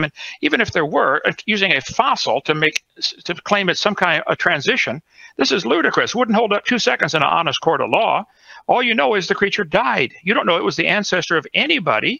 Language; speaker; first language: English; native; English